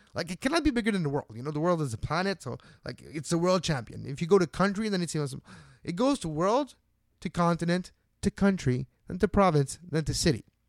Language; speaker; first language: English; non-native, local second language; French